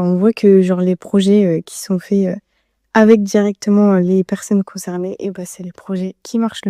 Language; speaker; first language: French; native; French